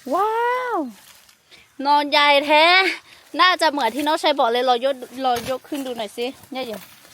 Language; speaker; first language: Thai; non-native, local second language; Lahu